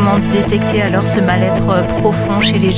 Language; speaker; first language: French; native; French